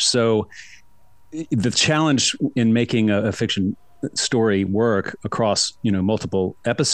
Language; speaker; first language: English; native; English